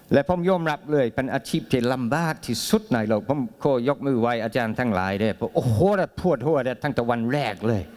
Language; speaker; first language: Thai; non-native, fluent; English